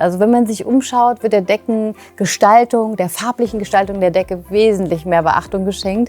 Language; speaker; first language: German; native; German